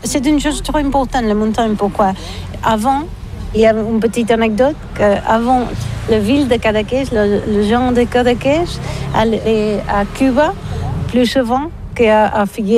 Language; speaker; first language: French; non-native, learner; Catalan